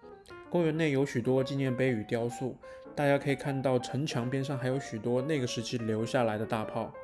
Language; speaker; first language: Chinese; native; Chinese